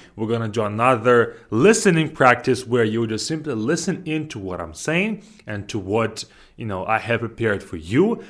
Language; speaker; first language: English; non-native, fluent; Russian